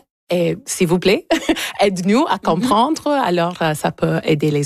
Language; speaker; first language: French; non-native, local second language; English